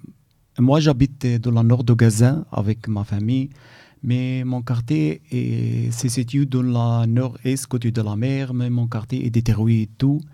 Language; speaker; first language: French; non-native, learner; Arabic